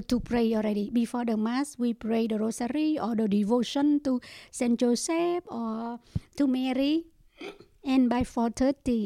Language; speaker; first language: English; non-native, learner; Vietnamese